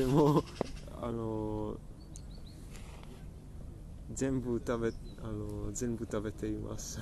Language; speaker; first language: Japanese; non-native, learner; Czech